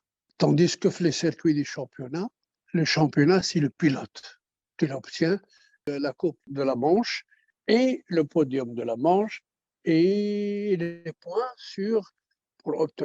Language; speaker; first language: French; non-native, local second language; Arabic